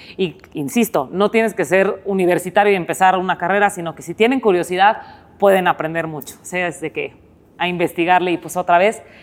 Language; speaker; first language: Spanish; native; Spanish